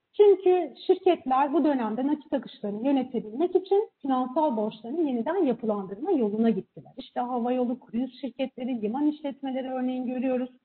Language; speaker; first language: Turkish; native; Turkish